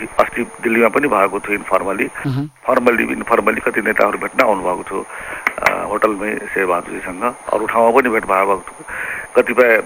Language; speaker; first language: Nepali; non-native, local second language; Maithili